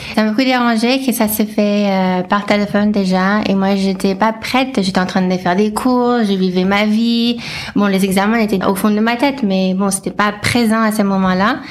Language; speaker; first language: French; non-native, fluent; English